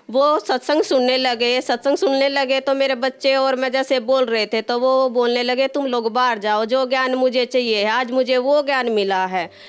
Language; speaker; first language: Hindi; native; Hindi